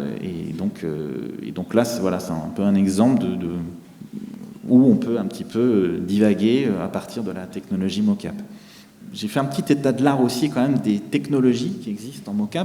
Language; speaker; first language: French; native; French